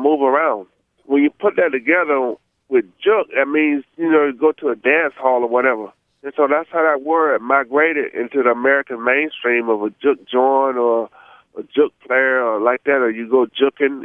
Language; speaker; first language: English; native; English